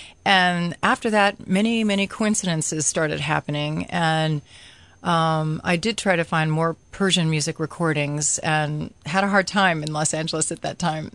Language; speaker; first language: English; native; English